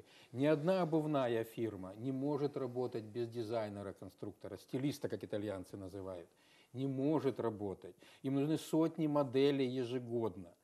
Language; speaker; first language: Russian; native; Russian